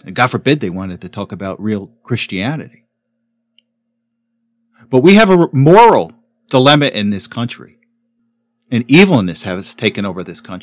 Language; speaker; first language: English; native; English